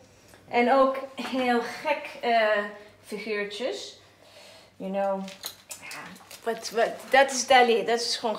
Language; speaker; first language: Dutch; non-native, fluent; English